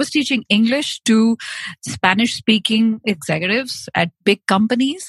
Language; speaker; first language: English; non-native, local second language; Hindi